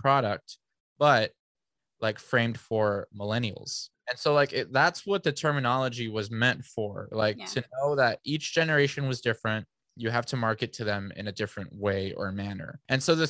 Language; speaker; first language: English; early bilingual, other home language; Spanish